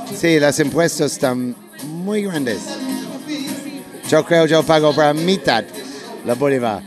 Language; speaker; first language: Spanish; non-native, learner; English